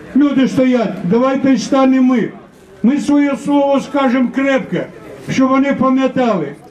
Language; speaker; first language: Ukrainian; non-native, local second language; Russian